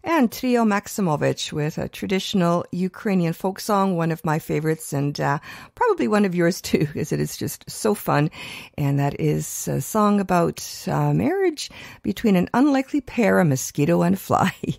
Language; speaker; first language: English; native; English